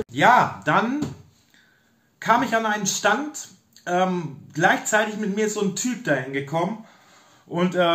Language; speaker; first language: German; native; German